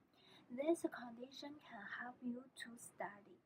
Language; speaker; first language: English; non-native, learner; Chinese